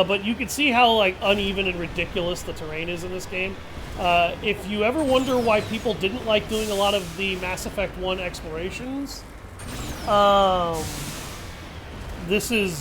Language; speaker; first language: English; native; English